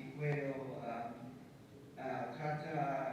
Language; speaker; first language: Spanish; non-native, learner; English